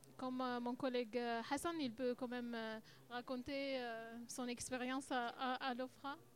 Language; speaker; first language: French; non-native, learner; Arabic